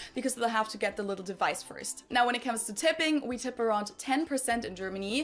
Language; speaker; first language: English; non-native, fluent; German